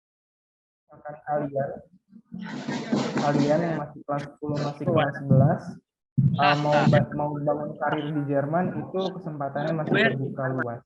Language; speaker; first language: Indonesian; native; Indonesian